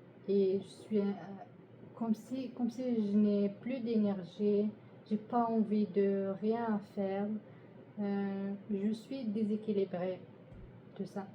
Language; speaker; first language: French; non-native, learner; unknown